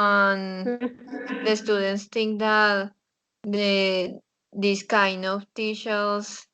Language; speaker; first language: English; non-native, learner; Spanish